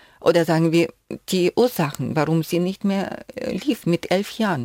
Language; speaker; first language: German; non-native, fluent; Ukrainian